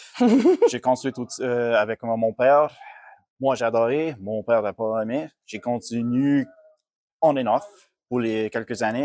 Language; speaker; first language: French; non-native, local second language; English